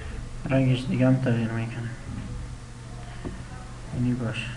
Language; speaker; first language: Persian; non-native, local second language; Pashto